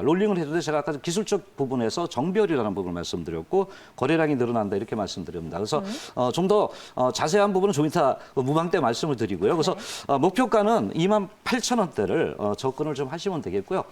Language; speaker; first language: Korean; native; Korean